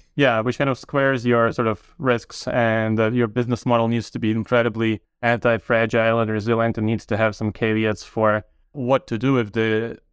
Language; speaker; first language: English; non-native, fluent; Ukrainian